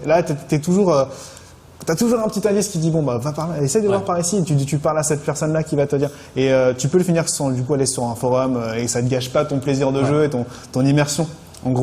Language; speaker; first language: French; native; French